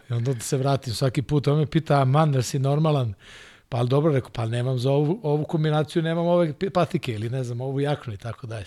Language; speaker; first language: Serbian; non-native, local second language; Hungarian